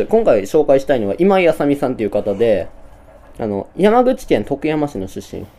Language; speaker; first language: Japanese; native; Japanese